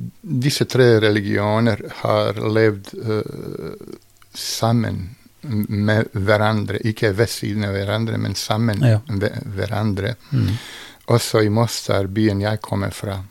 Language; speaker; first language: Norwegian; non-native, fluent; Bosnian